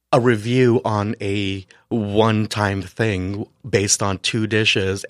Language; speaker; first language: English; native; English